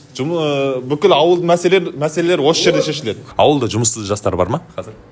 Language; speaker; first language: Kazakh; native; Kazakh